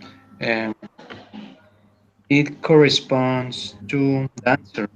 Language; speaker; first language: English; non-native, learner; Spanish